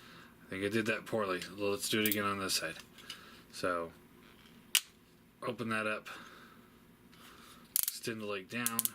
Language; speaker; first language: English; native; English